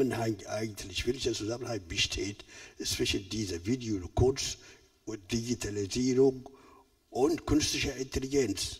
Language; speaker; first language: German; non-native, fluent; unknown